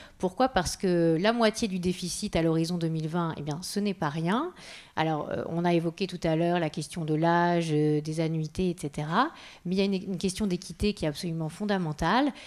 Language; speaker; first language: French; native; French